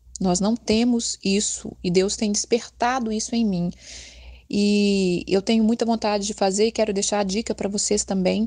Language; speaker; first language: Portuguese; native; Portuguese